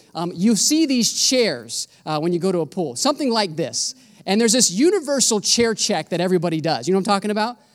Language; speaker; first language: English; native; English